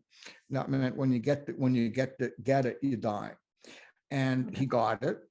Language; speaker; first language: English; native; English